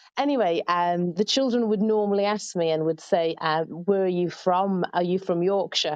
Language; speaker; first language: English; early bilingual, other home language; Arabic